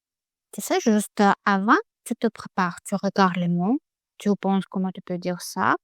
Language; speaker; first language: French; non-native, learner; Russian